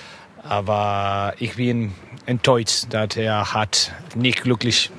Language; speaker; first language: German; non-native, learner; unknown